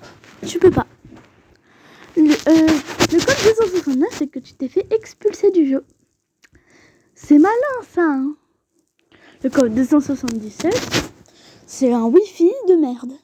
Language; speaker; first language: French; native; French